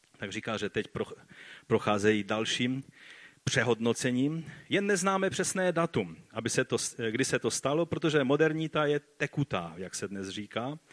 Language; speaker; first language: Czech; non-native, fluent; Polish